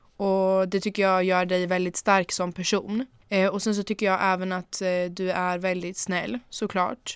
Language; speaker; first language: Swedish; early bilingual, other home language; German